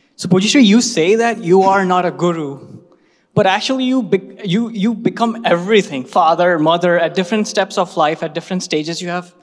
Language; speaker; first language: English; non-native, local second language; Hindi